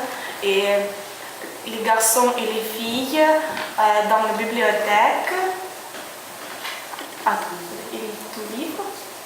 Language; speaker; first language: French; non-native, learner; Ukrainian